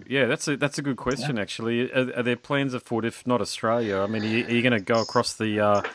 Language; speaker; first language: English; native; English